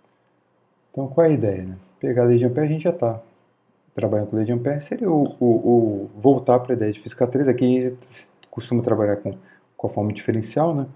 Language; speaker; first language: Portuguese; native; Portuguese